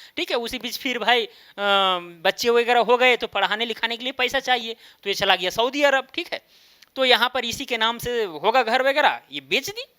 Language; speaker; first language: Hindi; native; Hindi